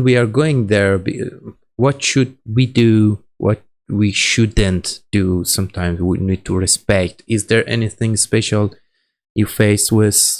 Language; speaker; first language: English; non-native, learner; Persian